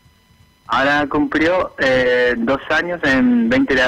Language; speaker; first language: Spanish; non-native, fluent; Japanese